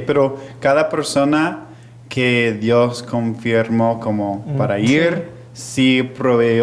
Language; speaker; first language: Spanish; non-native, fluent; English